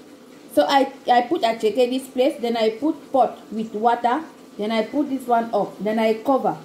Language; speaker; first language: English; non-native, learner; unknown